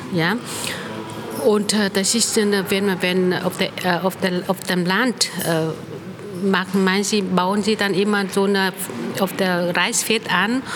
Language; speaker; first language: German; non-native, fluent; Vietnamese